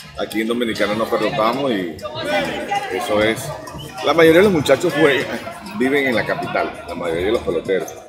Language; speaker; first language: Spanish; native; Spanish